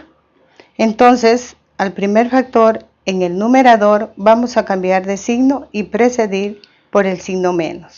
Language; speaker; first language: Spanish; native; Spanish